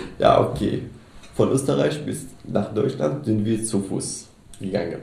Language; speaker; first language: German; non-native, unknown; Arabic